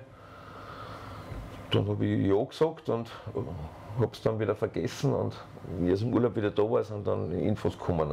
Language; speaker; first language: German; native; German